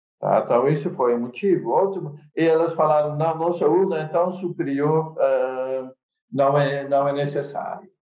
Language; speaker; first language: Portuguese; non-native, fluent; Dutch